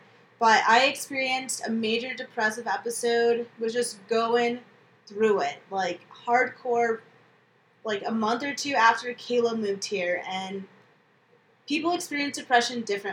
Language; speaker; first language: English; native; English